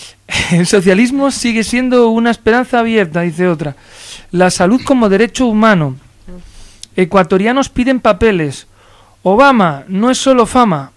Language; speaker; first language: Spanish; native; Spanish